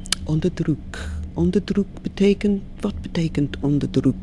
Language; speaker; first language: Dutch; non-native, learner; English